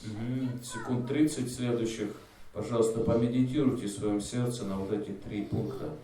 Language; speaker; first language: Russian; native; Russian